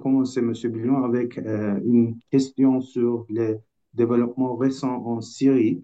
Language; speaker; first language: French; non-native, fluent; Turkish